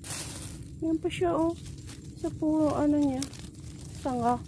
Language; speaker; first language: Filipino; non-native, local second language; Aklanon